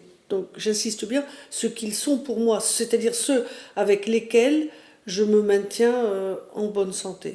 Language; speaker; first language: French; native; French